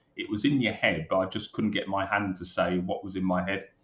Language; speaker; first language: English; native; English